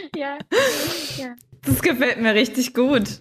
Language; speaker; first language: German; native; German